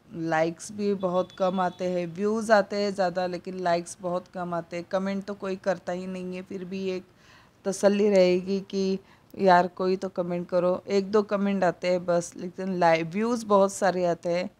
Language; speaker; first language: Hindi; non-native, local second language; Marathi